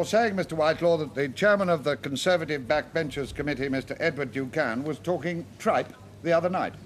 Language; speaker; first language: English; native; English